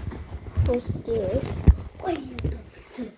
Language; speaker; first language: Russian; early bilingual, heritage; Russian